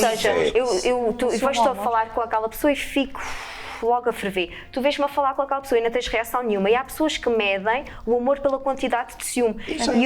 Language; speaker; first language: Portuguese; native; Portuguese